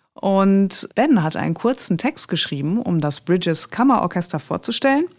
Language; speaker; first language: German; native; German